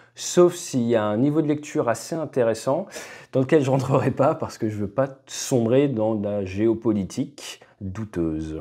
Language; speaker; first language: French; native; French